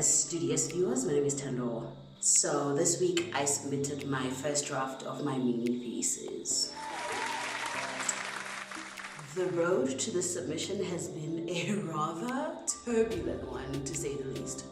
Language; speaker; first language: English; non-native, local second language; Zulu